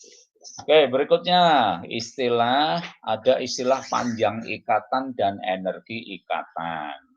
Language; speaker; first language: Indonesian; native; Indonesian